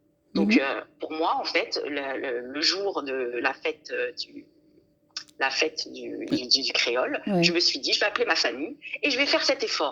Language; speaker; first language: French; native; French